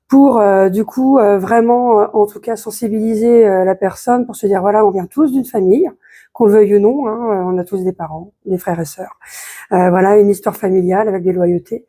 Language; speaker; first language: French; native; French